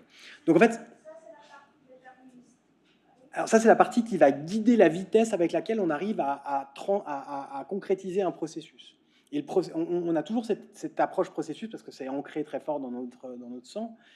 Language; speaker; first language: French; native; French